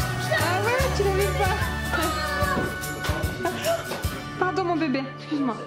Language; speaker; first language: French; native; French